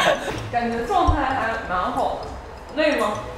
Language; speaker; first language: Chinese; native; Chinese